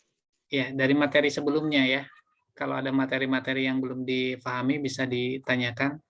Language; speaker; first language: Indonesian; native; Indonesian